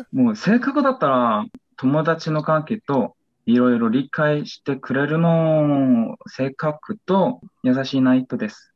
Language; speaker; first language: Japanese; non-native, learner; Korean